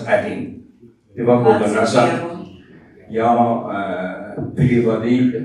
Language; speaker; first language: Russian; non-native, learner; Persian